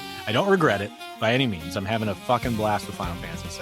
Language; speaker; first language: English; native; English